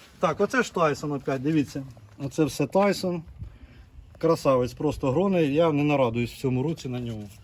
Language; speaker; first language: Ukrainian; non-native, local second language; Russian